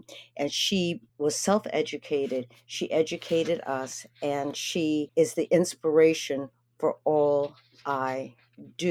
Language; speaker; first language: English; native; English